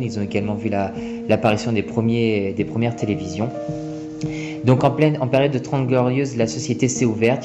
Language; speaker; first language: French; native; French